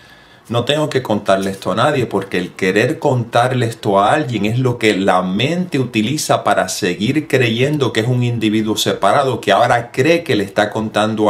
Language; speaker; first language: Spanish; native; Spanish